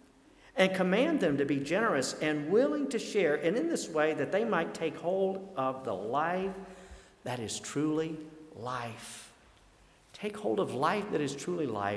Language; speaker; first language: English; native; English